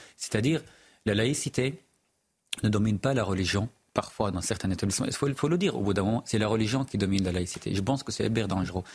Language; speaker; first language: French; non-native, fluent; Arabic